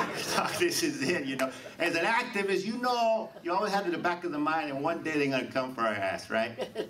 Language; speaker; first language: English; native; English